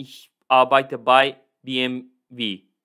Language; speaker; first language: German; non-native, fluent; Turkish